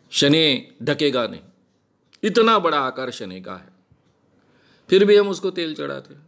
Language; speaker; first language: Hindi; native; Hindi